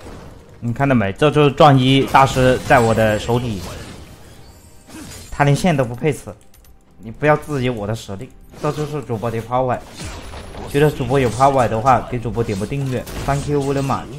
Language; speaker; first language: Chinese; native; Chinese